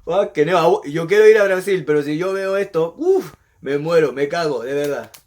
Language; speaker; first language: Spanish; early bilingual, heritage; Spanish